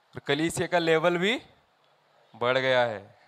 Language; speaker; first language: Hindi; non-native, local second language; Marathi